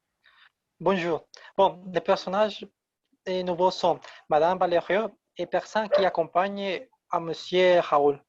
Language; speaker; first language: French; non-native, learner; Spanish